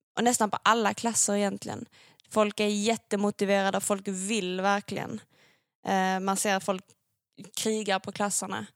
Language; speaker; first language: Swedish; native; Swedish